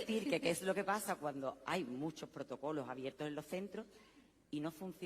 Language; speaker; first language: Spanish; native; Spanish